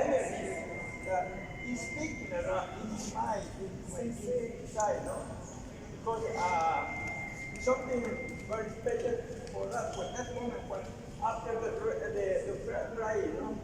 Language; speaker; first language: English; non-native, learner; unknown